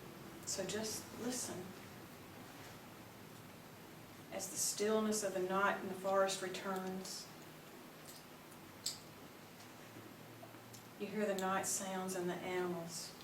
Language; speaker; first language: English; native; English